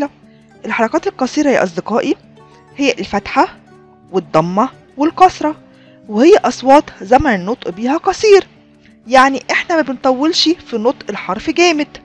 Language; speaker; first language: Arabic; native; Arabic